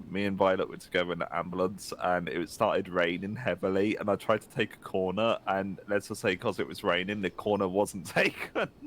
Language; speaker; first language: English; native; English